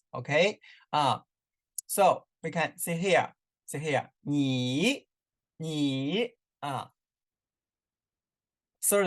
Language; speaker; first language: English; non-native, learner; Chinese